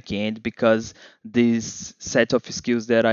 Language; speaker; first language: English; non-native, fluent; Portuguese